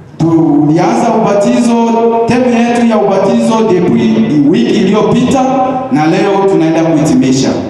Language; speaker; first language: Swahili; native; Swahili